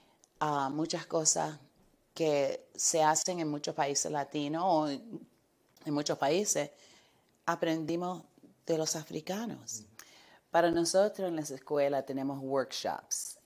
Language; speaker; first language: Spanish; early bilingual, heritage; Spanish